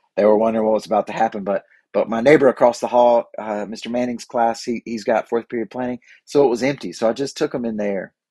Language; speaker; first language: English; native; English